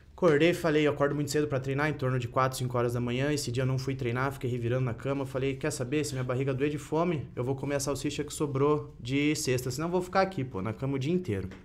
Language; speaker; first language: Portuguese; native; Portuguese